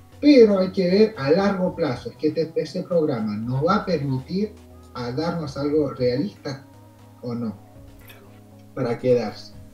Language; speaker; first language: Spanish; early bilingual, heritage; Spanish